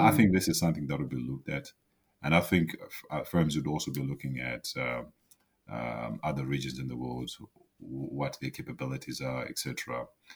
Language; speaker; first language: English; non-native, local second language; Shona